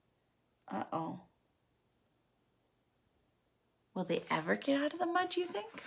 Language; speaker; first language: English; native; English